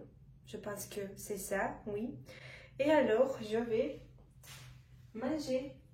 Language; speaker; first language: French; non-native, learner; Russian